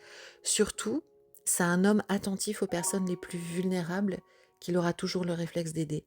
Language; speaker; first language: French; native; French